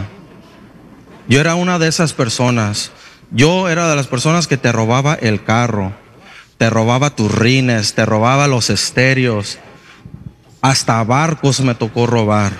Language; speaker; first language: Spanish; early bilingual, heritage; Spanish